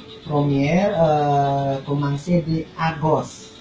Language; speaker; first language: French; non-native, learner; Indonesian